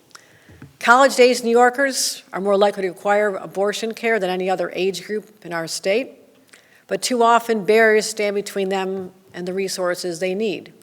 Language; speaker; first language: English; native; English